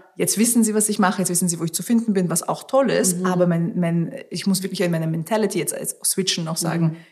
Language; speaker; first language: German; early bilingual, other home language; Russian